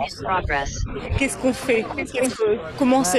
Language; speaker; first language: French; native; French